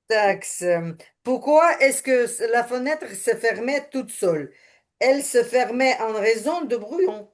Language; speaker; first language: French; non-native, learner; Ukrainian